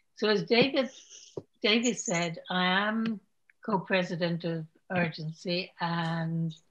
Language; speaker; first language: English; native; English